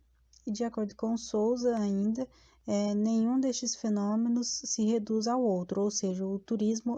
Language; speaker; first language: Portuguese; native; Portuguese